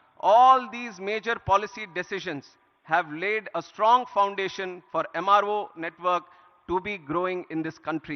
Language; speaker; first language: English; non-native, local second language; Telugu